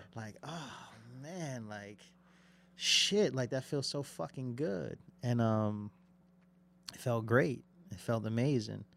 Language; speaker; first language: English; native; English